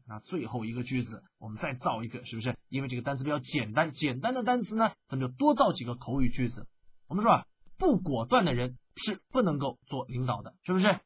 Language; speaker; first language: Chinese; native; Chinese